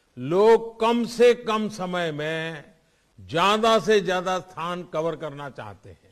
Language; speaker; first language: Hindi; non-native, local second language; Gujarati